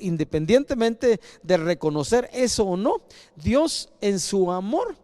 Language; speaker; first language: Spanish; native; Spanish